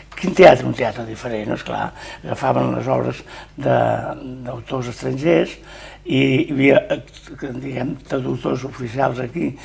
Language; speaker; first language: Catalan; native; Catalan